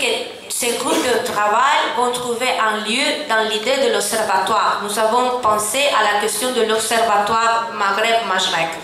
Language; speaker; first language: French; non-native, fluent; Italian